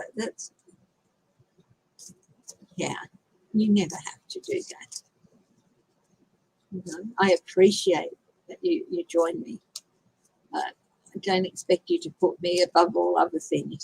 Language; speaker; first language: English; native; English